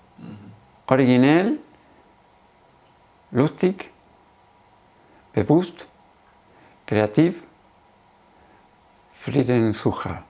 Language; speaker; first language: German; non-native, fluent; Spanish